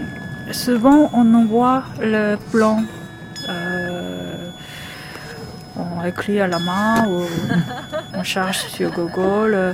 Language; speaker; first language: French; non-native, learner; Japanese